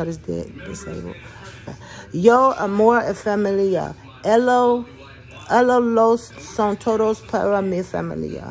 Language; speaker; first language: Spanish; non-native, learner; English